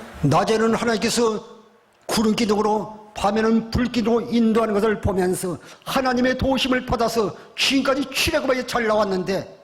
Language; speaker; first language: Korean; native; Korean